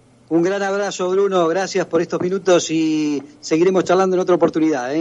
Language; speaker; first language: Spanish; native; Spanish